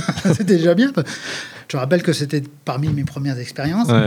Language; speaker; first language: French; native; French